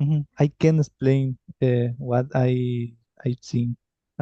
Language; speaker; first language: English; non-native, learner; Spanish